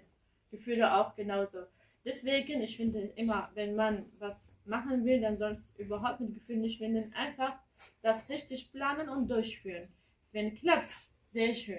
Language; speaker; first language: German; early bilingual, other home language; Kurdish